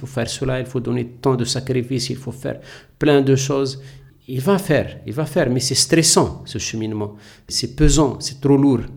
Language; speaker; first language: French; non-native, local second language; Arabic